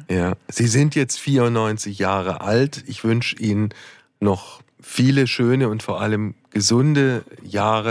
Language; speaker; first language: German; native; German